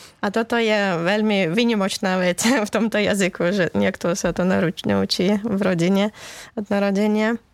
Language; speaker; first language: Slovak; non-native, fluent; Lithuanian